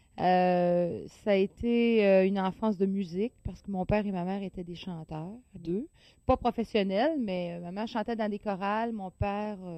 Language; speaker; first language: French; native; French